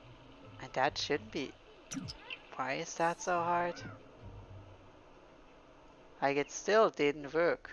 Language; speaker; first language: English; non-native, fluent; German